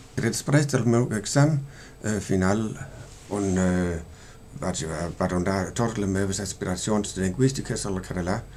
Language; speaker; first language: Catalan; non-native, learner; Danish